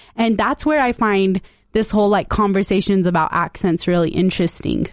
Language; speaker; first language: English; early bilingual, other home language; Punjabi